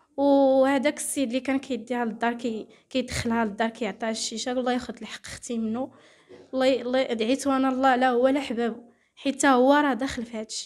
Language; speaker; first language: Arabic; native; Arabic